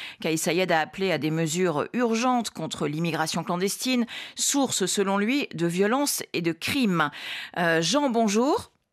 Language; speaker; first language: French; native; French